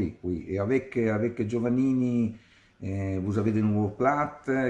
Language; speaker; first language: French; non-native, learner; Italian